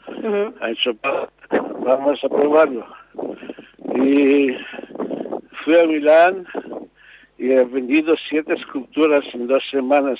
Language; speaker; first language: Spanish; non-native, learner; Hebrew